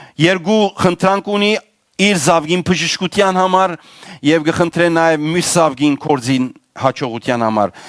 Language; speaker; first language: Armenian; native; Armenian